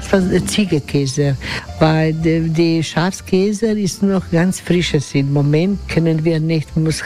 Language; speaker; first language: German; non-native, learner; Croatian